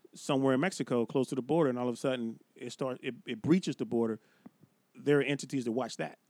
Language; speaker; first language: English; native; English